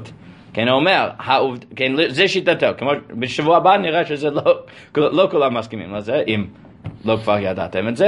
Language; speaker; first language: Hebrew; non-native, fluent; English